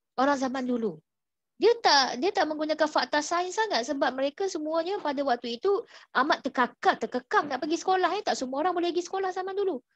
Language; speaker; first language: Malay; native; Malay